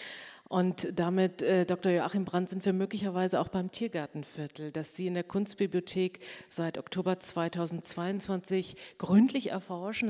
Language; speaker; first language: German; native; German